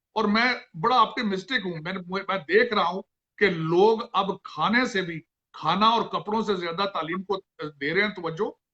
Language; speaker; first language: Urdu; non-native, local second language; Punjabi